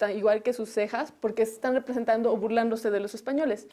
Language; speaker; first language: Spanish; native; Spanish